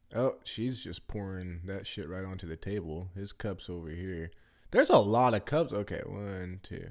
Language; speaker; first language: English; native; English